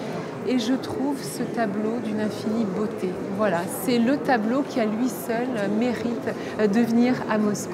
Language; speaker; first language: French; native; French